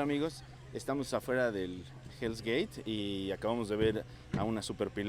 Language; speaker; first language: Spanish; native; Spanish